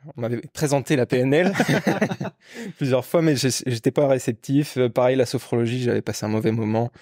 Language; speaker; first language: French; native; French